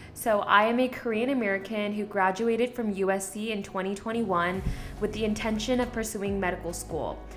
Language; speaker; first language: English; early bilingual, other home language; Korean